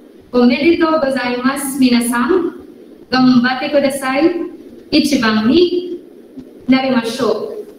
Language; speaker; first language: Japanese; non-native, learner; Filipino